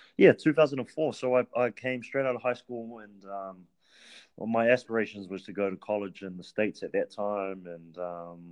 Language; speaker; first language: English; native; English